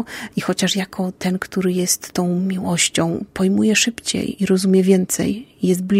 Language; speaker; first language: Polish; native; Polish